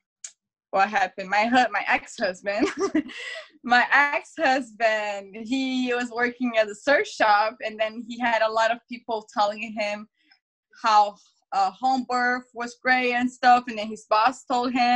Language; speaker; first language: English; non-native, fluent; Portuguese